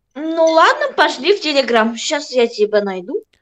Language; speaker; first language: Russian; non-native, fluent; Turkish